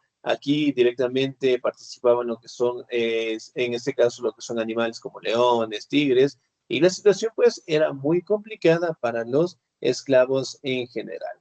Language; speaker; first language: Spanish; native; Spanish